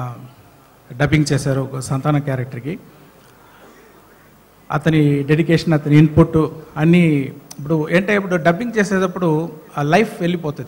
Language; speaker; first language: Telugu; non-native, fluent; Tamil